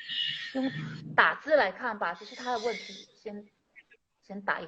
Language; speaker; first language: Chinese; non-native, fluent; Indonesian